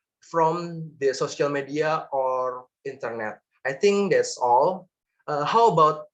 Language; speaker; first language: English; non-native, learner; Indonesian